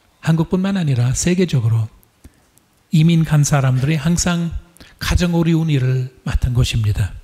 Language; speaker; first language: Korean; non-native, fluent; English